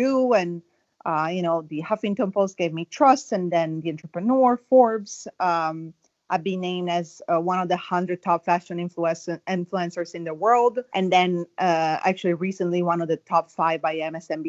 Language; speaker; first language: English; non-native, fluent; Italian